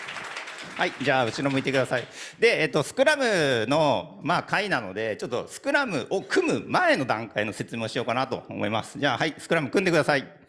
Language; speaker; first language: Japanese; native; Japanese